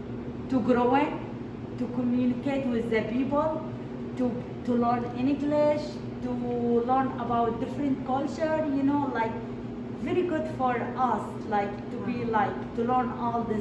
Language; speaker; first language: English; non-native, learner; Arabic